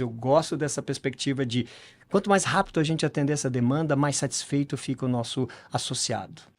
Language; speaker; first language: Portuguese; native; Portuguese